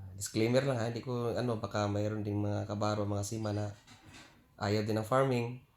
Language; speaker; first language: Filipino; non-native, local second language; Cebuano